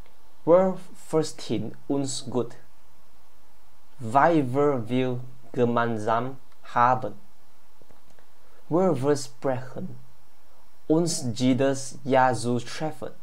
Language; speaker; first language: German; non-native, learner; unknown